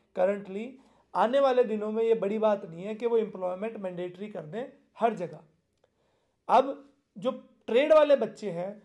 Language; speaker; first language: Hindi; non-native, local second language; Punjabi